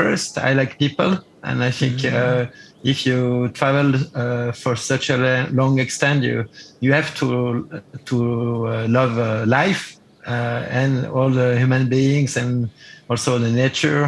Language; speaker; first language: English; non-native, fluent; French